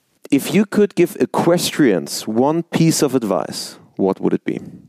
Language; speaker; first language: English; non-native, fluent; German